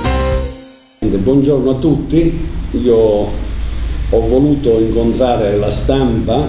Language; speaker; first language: Italian; native; Italian